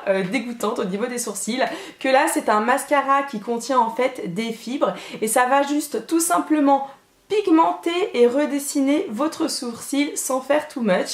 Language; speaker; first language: French; native; French